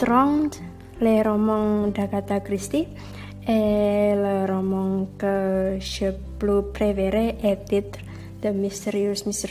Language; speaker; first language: French; non-native, learner; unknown